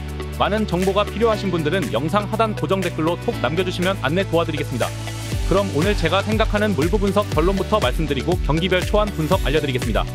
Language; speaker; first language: Korean; native; Korean